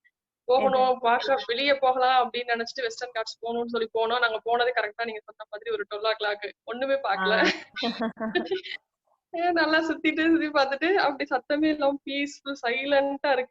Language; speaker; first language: Tamil; native; Tamil